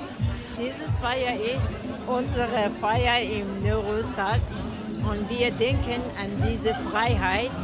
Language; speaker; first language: German; non-native, learner; Kurdish